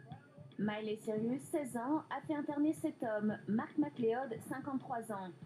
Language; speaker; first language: French; native; French